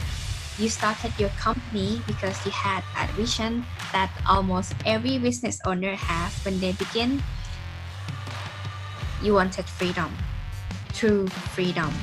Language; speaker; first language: English; non-native, learner; Thai